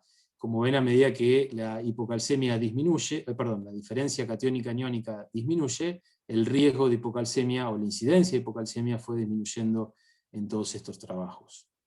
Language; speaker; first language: Spanish; native; Spanish